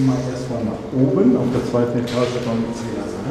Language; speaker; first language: German; native; German